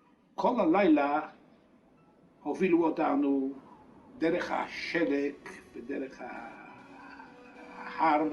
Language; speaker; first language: Hebrew; non-native, fluent; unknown